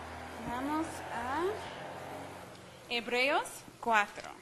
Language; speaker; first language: Spanish; non-native, fluent; English